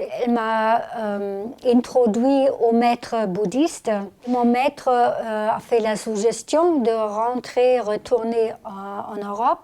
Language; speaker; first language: French; non-native, fluent; German